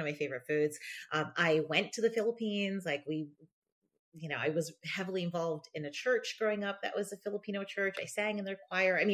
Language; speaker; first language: English; early bilingual, other home language; Spanish